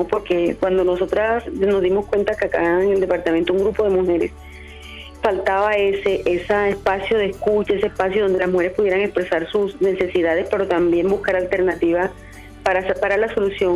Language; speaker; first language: Spanish; native; Spanish